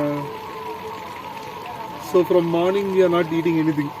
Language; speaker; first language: English; non-native, local second language; Tamil